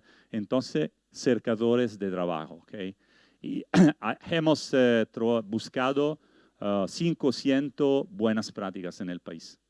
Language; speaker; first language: Spanish; non-native, learner; Italian